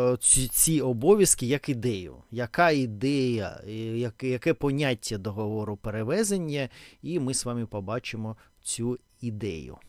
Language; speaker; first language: Ukrainian; non-native, local second language; Russian